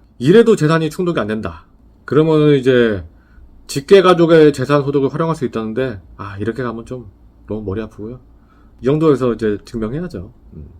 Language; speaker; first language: Korean; native; Korean